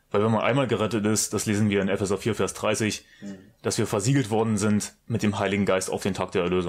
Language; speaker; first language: German; native; German